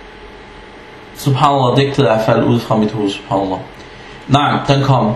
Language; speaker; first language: Danish; early bilingual, other home language; Arabic